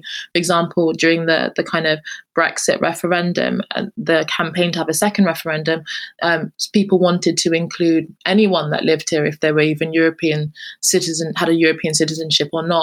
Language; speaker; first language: English; native; English